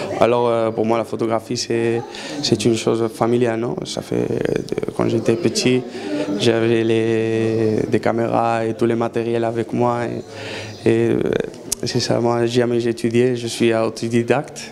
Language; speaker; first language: French; non-native, learner; Arabic